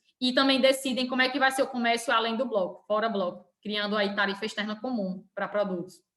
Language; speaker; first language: Portuguese; native; Portuguese